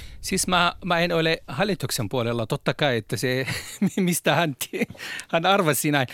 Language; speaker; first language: Finnish; non-native, learner; Arabic